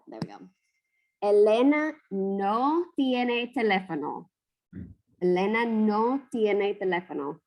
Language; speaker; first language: Spanish; non-native, fluent; English